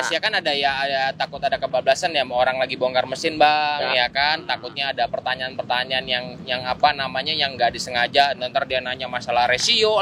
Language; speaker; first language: Indonesian; native; Indonesian